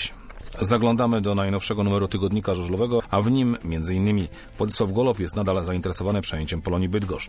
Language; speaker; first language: Polish; native; Polish